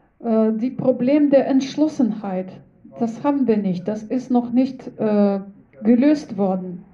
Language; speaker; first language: German; non-native, learner; Russian